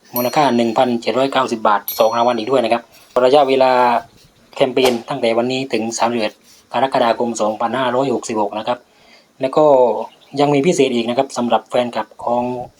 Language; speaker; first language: Thai; native; Thai